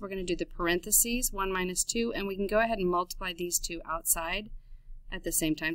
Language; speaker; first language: English; native; English